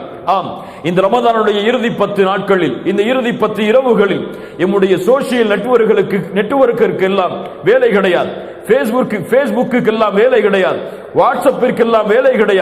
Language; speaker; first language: Tamil; native; Tamil